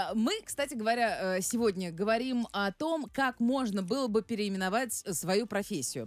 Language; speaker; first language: Russian; native; Russian